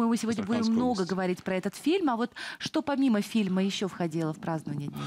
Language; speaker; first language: Russian; native; Russian